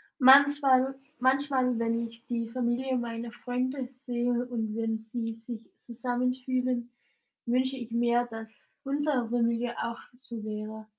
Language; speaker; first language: German; non-native, fluent; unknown